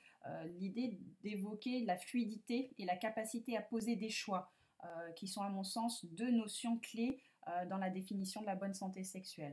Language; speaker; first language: French; native; French